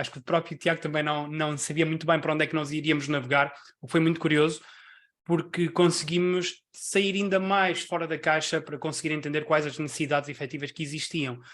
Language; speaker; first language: Portuguese; early bilingual, other home language; Spanish